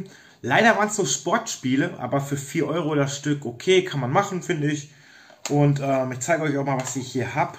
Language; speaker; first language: German; native; German